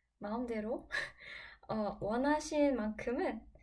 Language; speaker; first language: Korean; non-native, learner; English